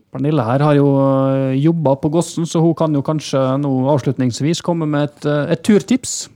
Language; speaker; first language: Norwegian; native; Norwegian